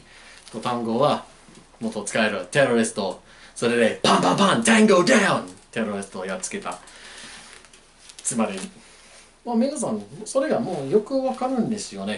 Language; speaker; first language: Japanese; non-native, learner; English